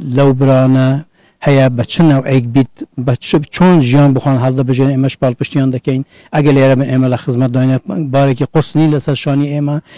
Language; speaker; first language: Central Kurdish; native; Central Kurdish